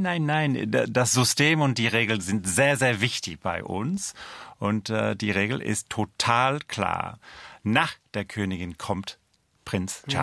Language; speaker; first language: German; non-native, fluent; English